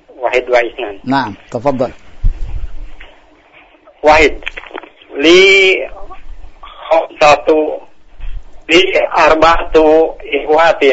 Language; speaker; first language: Arabic; non-native, learner; Indonesian